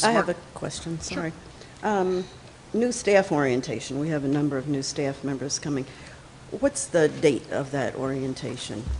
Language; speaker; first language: English; native; English